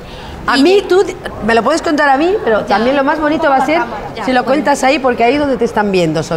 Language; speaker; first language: Spanish; native; Spanish